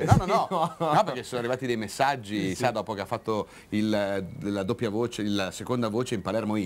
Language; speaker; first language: Italian; native; Italian